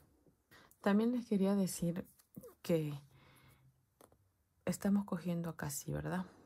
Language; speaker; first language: Spanish; native; Spanish